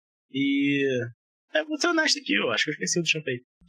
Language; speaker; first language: Portuguese; native; Portuguese